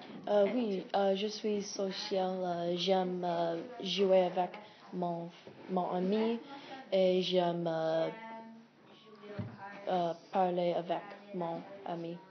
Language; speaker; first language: French; non-native, learner; English